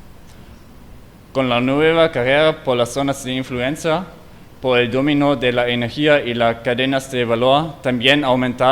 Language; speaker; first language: Spanish; non-native, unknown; German